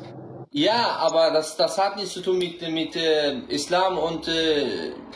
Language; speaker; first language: German; non-native, learner; Central Kurdish